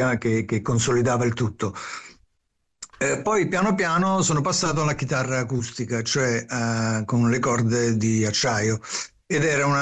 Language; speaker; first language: Italian; native; Italian